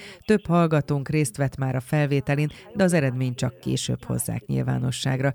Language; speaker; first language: Hungarian; non-native, fluent; Chinese